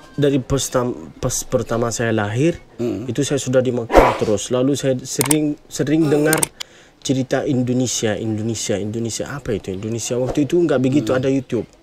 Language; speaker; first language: Indonesian; non-native, fluent; Arabic